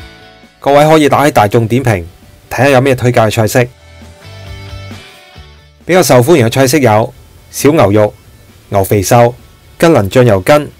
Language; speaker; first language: Chinese; non-native, local second language; Cantonese